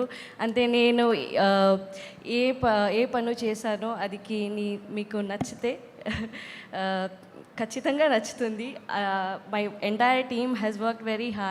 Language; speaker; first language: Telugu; non-native, learner; Kannada